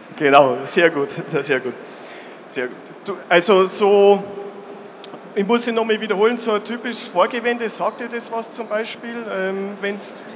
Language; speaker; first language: German; native; German